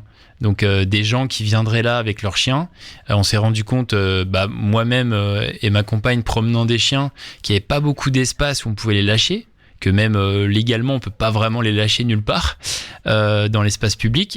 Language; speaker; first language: French; native; French